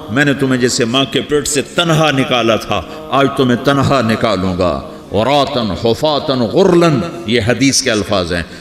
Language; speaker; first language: Urdu; non-native, local second language; Punjabi